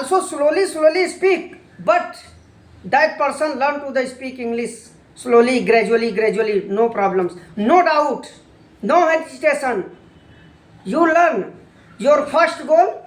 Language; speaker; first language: English; non-native, learner; Hindi